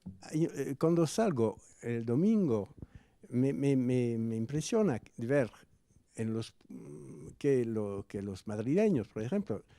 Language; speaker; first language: Spanish; non-native, fluent; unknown